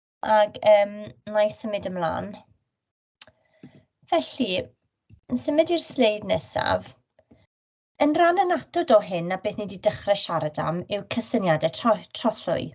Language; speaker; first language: Welsh; native; Welsh